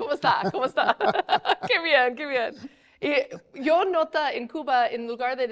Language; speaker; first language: Spanish; non-native, fluent; English